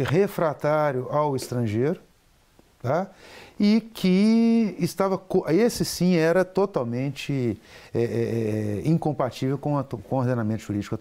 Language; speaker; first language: Portuguese; native; Portuguese